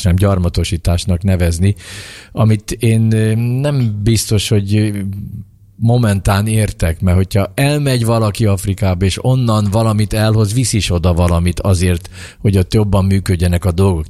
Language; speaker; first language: Hungarian; native; Hungarian